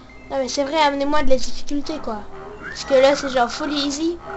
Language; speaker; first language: French; native; French